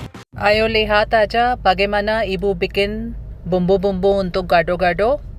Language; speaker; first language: Indonesian; non-native, learner; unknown